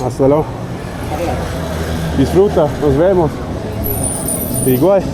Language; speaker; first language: Spanish; non-native, learner; German